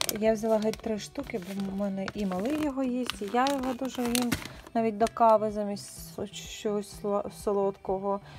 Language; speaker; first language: Ukrainian; non-native, local second language; Russian